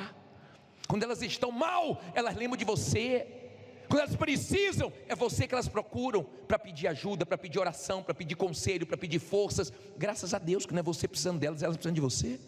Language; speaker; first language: Portuguese; native; Portuguese